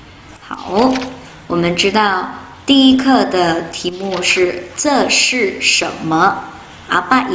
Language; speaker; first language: Chinese; non-native, fluent; Indonesian